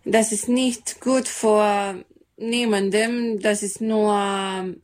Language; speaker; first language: German; non-native, learner; Serbian